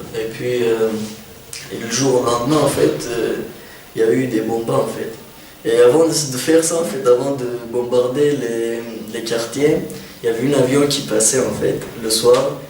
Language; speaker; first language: French; non-native, fluent; Kurdish